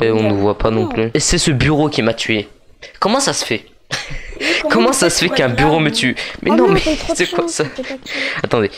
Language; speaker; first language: French; native; French